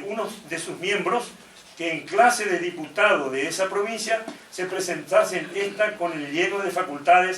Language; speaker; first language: Spanish; native; Spanish